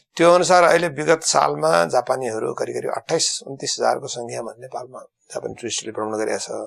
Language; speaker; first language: Nepali; native; Nepali